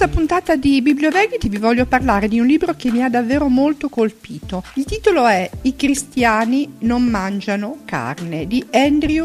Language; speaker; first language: Italian; native; Italian